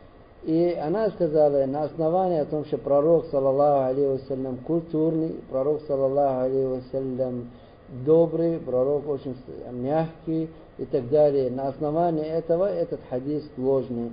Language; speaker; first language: Russian; non-native, learner; Arabic